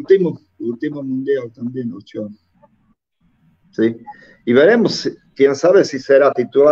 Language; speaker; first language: Spanish; non-native, fluent; Czech